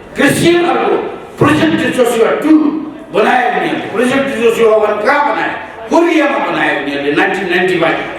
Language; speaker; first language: Nepali; native; Nepali